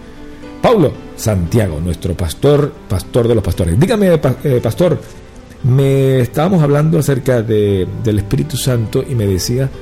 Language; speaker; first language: Spanish; native; Spanish